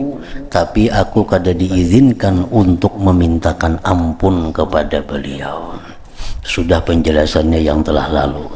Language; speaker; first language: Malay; non-native, local second language; Banjar